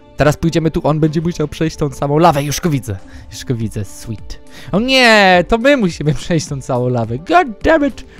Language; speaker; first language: Polish; early bilingual, heritage; Polish